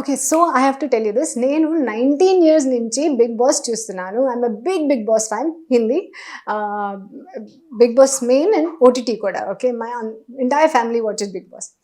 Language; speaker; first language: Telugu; non-native, fluent; Hindi